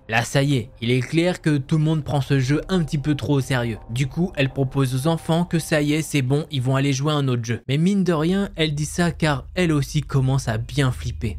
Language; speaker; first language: French; native; French